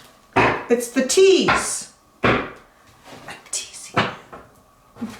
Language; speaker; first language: English; native; English